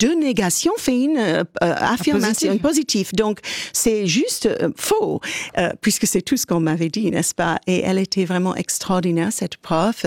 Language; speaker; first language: French; native; French